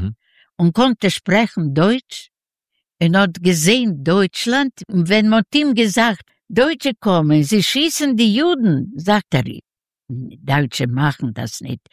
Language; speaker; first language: German; non-native, learner; Yiddish